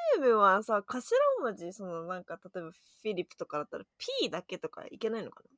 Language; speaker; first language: Japanese; native; Japanese